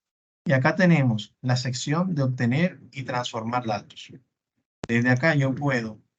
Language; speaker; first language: Spanish; native; Spanish